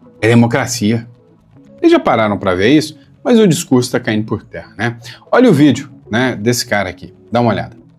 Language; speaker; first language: Portuguese; native; Portuguese